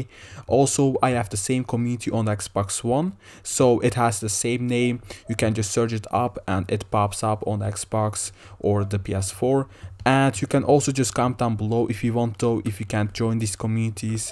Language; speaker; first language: English; non-native, fluent; Dutch